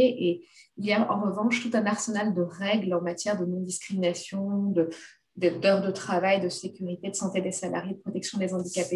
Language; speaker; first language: French; native; French